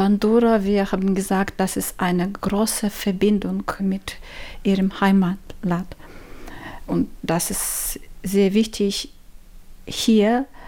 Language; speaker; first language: German; non-native, learner; Ukrainian